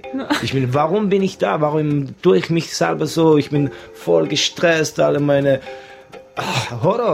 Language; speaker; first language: German; non-native, local second language; French